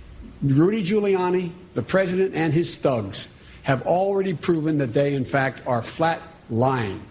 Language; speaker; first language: English; native; English